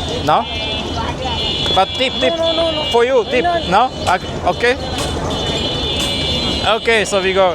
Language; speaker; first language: English; non-native, learner; Slovak